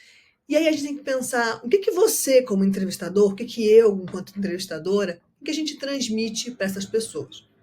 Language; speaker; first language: Portuguese; native; Portuguese